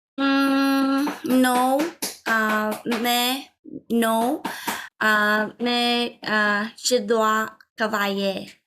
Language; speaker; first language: French; non-native, learner; Vietnamese